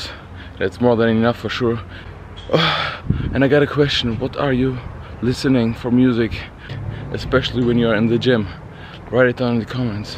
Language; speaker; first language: English; non-native, fluent; German